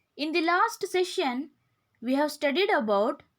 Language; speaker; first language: English; non-native, local second language; Kannada